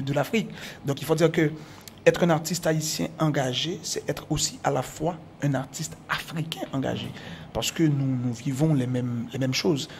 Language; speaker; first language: French; non-native, local second language; Haitian Creole